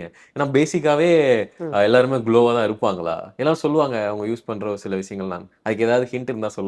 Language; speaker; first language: Tamil; native; Tamil